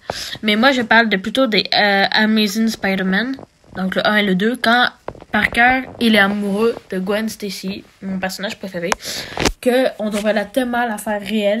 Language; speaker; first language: French; native; French